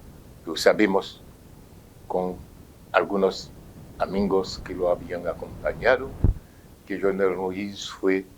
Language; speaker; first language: Spanish; non-native, fluent; French